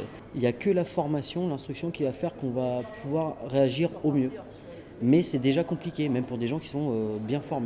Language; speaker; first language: French; native; French